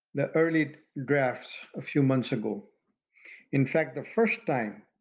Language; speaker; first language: English; non-native, local second language; Maithili